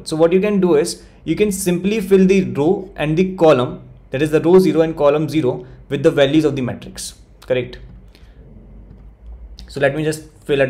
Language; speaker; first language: English; non-native, local second language; Hindi